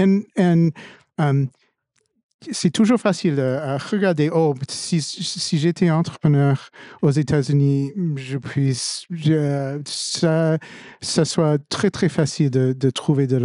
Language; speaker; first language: French; non-native, fluent; English